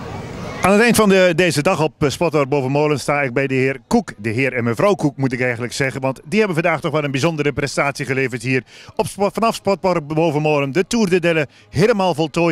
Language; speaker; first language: Dutch; native; Dutch